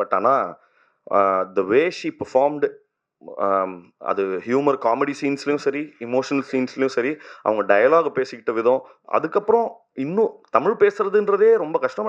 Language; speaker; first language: Tamil; native; Tamil